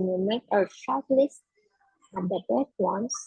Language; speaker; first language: English; non-native, learner; Vietnamese